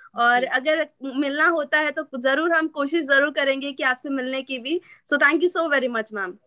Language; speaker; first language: Hindi; non-native, local second language; Marathi